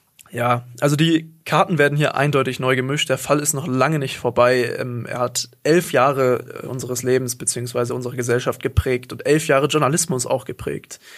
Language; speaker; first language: German; native; German